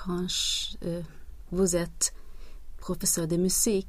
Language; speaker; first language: French; non-native, learner; Swedish